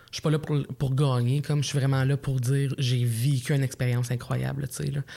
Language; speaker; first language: French; native; French